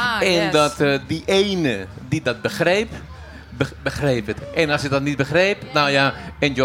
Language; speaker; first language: Dutch; non-native, fluent; Spanish